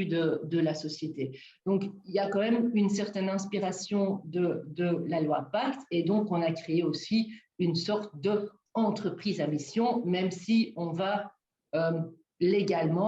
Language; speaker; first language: French; native; French